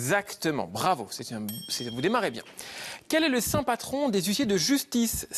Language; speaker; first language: French; native; French